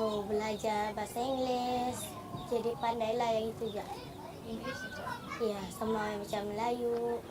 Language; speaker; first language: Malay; early bilingual, other home language; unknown